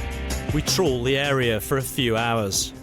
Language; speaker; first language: English; native; English